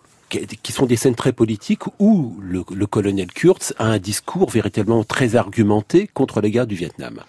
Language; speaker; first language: French; native; French